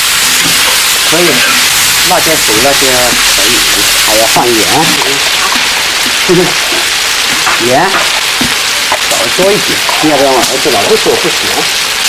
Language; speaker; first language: Chinese; native; Chinese